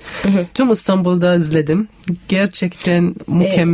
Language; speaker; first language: Turkish; non-native, learner; Arabic